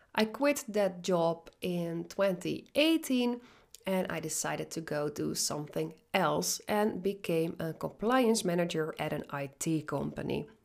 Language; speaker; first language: English; non-native, fluent; Dutch